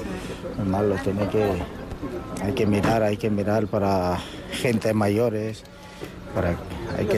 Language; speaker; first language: Spanish; non-native, learner; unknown